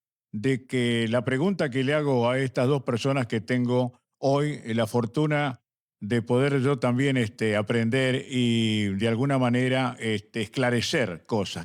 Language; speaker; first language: Spanish; native; Spanish